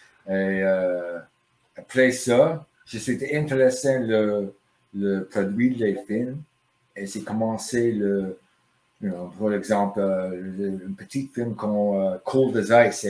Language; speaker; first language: French; non-native, learner; English